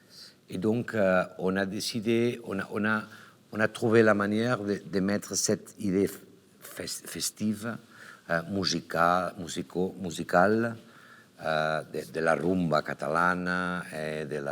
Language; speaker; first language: French; non-native, learner; Catalan